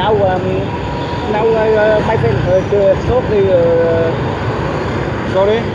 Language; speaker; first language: English; non-native, learner; Vietnamese